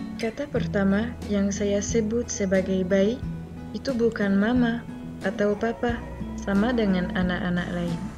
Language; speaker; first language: Indonesian; non-native, fluent; French